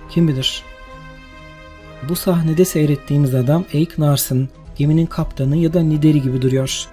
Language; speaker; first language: Turkish; native; Turkish